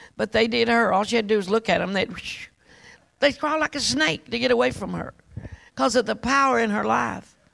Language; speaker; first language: English; native; English